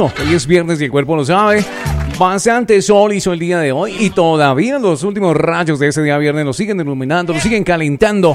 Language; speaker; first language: Spanish; native; Spanish